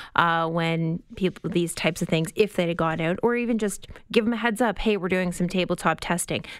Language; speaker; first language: English; native; English